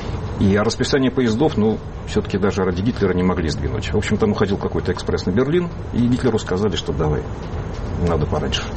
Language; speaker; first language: Russian; native; Russian